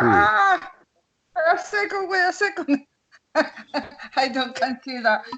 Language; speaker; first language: English; non-native, learner; Spanish